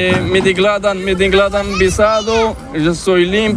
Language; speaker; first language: Spanish; non-native, learner; Arabic